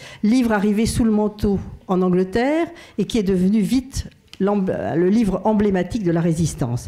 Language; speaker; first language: French; native; French